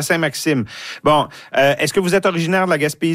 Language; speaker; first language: French; native; French